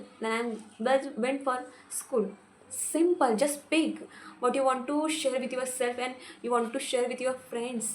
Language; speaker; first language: English; non-native, local second language; Hindi